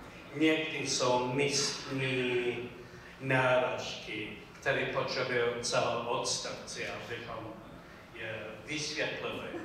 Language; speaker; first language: Czech; non-native, fluent; English